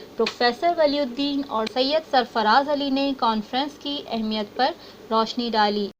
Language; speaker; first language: Urdu; native; Urdu